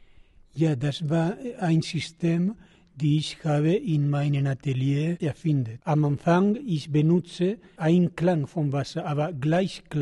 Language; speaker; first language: German; non-native, learner; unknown